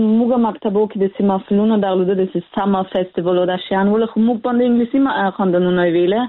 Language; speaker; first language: Pashto; early bilingual, heritage; Pashto